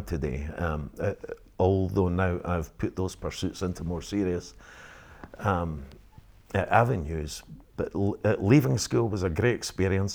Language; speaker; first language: English; native; English